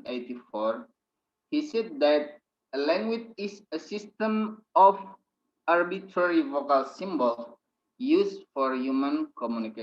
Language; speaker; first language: English; non-native, fluent; Indonesian